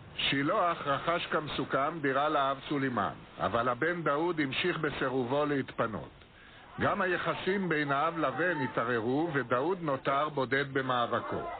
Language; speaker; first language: Hebrew; native; Hebrew